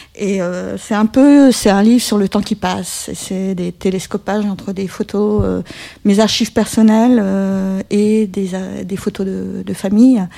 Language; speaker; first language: French; native; French